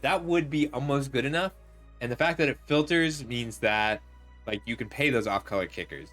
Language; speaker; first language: English; native; English